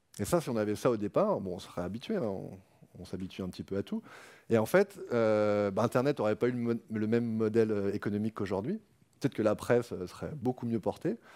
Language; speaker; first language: French; native; French